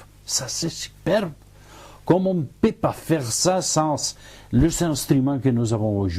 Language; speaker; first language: French; non-native, learner; Catalan